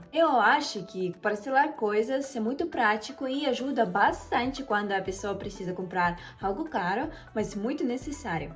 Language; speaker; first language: Portuguese; non-native, fluent; Russian